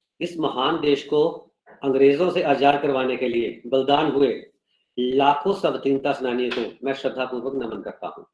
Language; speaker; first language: Hindi; non-native, local second language; Punjabi